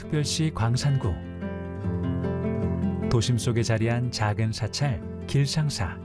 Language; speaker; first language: Korean; native; Korean